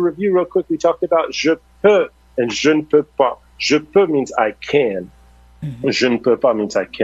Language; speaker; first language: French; non-native, fluent; English